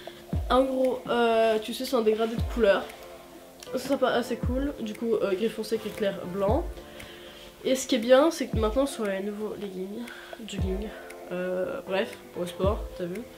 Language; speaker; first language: French; native; French